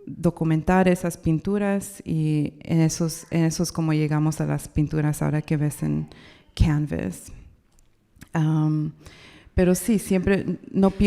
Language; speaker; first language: Spanish; non-native, learner; English